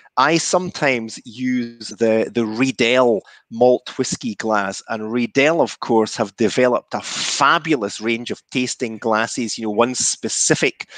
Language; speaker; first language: English; native; English